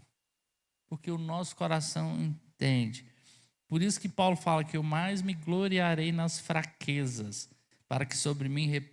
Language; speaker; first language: Portuguese; native; Portuguese